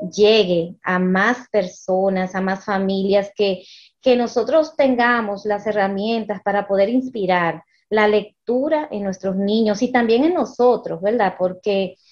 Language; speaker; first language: Spanish; early bilingual, heritage; Spanish